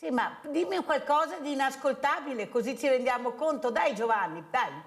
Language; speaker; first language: Italian; native; Italian